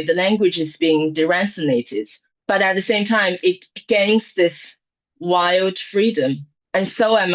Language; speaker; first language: English; non-native, fluent; Chinese